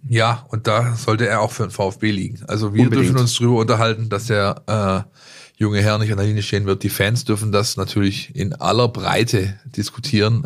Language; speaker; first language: German; native; German